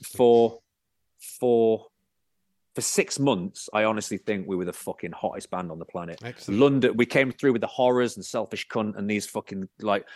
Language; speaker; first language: English; native; English